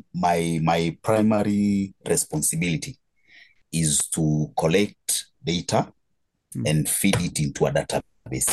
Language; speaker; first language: English; non-native, local second language; Kikuyu